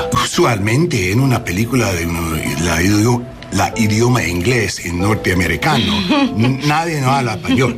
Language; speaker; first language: Spanish; non-native, learner; English